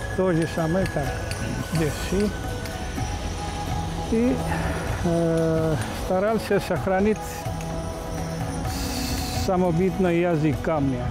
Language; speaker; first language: Russian; non-native, fluent; Georgian